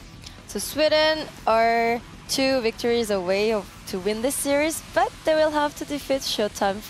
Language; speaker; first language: English; non-native, fluent; French